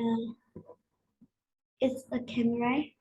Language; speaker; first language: English; non-native, learner; Vietnamese